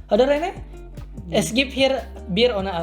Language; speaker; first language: German; non-native, learner; Indonesian